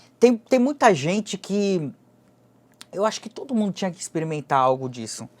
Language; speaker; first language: Portuguese; early bilingual, other home language; Japanese